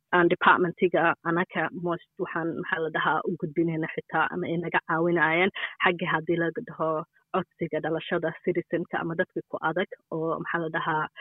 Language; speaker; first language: Somali; early bilingual, heritage; Somali